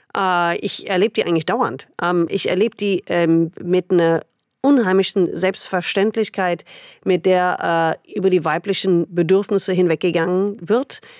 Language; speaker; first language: German; non-native, fluent; English